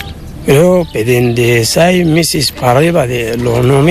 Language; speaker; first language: Spanish; non-native, learner; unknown